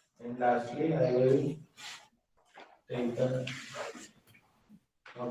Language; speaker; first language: English; non-native, learner; Hindi